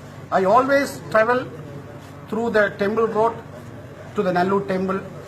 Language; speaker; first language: English; non-native, local second language; Tamil